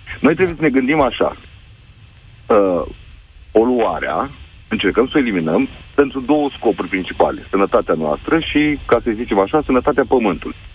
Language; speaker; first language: Romanian; native; Romanian